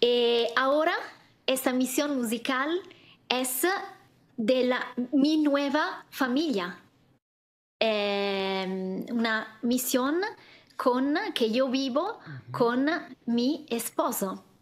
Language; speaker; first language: Spanish; non-native, learner; Italian